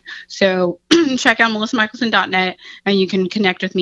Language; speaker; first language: English; native; English